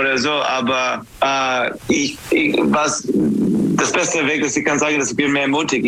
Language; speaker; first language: German; non-native, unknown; English